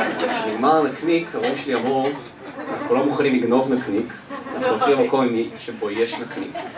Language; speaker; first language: Hebrew; early bilingual, other home language; Russian